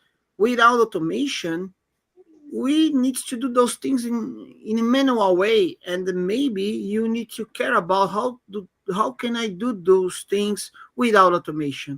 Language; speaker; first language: English; non-native, fluent; Portuguese